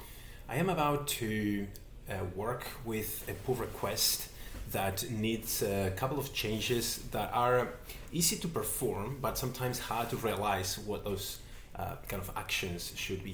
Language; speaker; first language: English; non-native, fluent; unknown